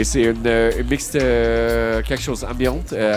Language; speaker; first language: French; non-native, learner; English